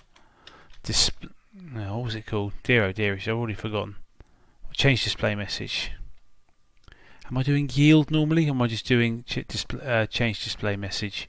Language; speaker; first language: English; native; English